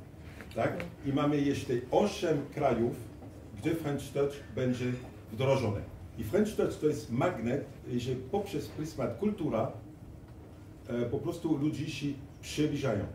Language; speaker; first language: Polish; non-native, fluent; French